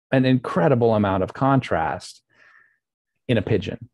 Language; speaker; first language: English; native; English